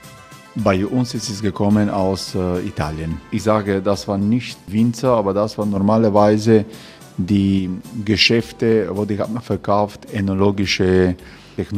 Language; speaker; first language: German; non-native, learner; Croatian